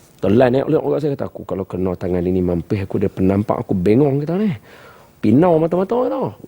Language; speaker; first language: Malay; native; Malay